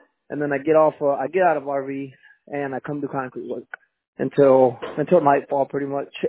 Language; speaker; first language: English; early bilingual, other home language; Spanish